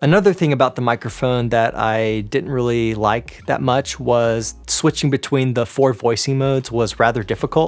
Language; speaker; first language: English; native; English